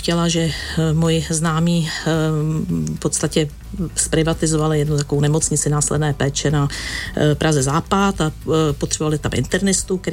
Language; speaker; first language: Czech; native; Czech